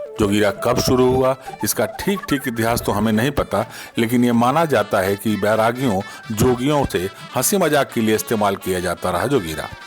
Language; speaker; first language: Hindi; native; Hindi